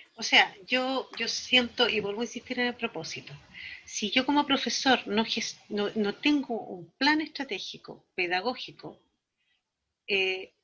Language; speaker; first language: Spanish; native; Spanish